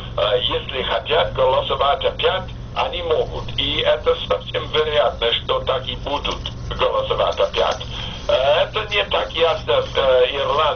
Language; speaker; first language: Russian; non-native, fluent; English